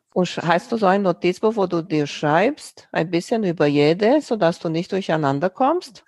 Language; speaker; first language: German; non-native, fluent; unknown